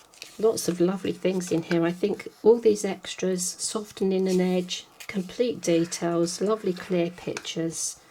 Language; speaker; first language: English; native; English